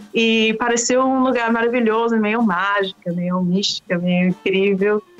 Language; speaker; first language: Portuguese; non-native, fluent; English